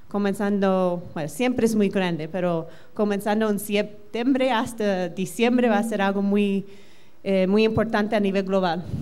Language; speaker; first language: Spanish; non-native, fluent; English